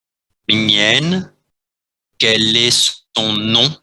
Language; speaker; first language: French; non-native, fluent; Vietnamese